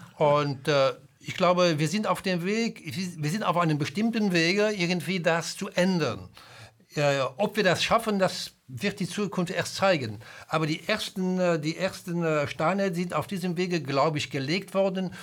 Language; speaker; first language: German; non-native, local second language; Luxembourgish